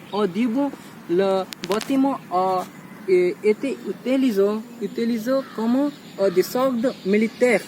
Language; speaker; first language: French; non-native, learner; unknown